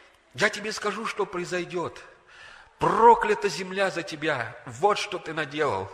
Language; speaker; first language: Russian; native; Russian